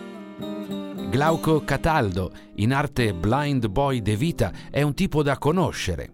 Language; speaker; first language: Italian; native; Italian